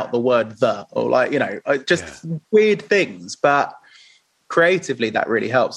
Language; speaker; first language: English; native; English